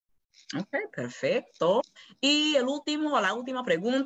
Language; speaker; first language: Spanish; non-native, learner; English